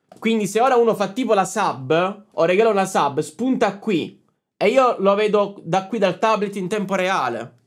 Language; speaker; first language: Italian; native; Italian